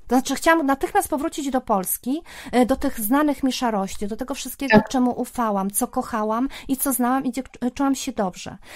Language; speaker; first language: Polish; native; Polish